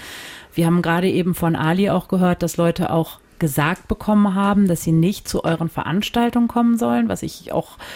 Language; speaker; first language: German; native; German